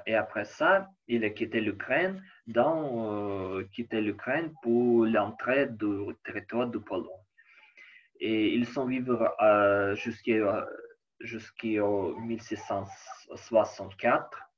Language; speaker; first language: French; non-native, learner; Ukrainian